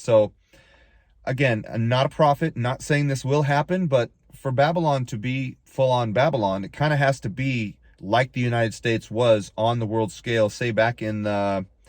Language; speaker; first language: English; native; English